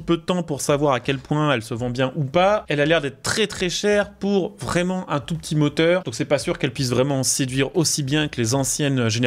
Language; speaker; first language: French; native; French